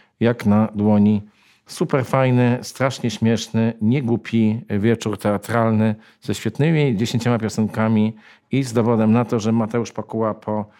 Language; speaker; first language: Polish; native; Polish